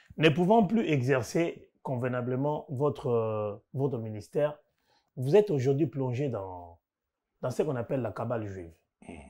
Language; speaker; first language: French; non-native, local second language; Lingala